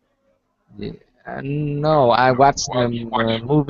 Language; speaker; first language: English; non-native, learner; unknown